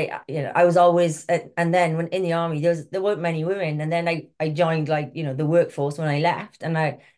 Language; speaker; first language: English; native; English